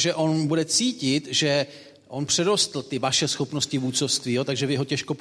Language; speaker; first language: Czech; native; Czech